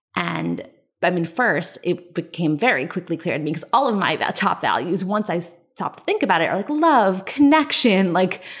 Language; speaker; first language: English; native; English